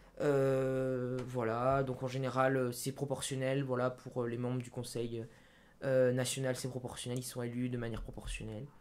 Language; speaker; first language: French; native; French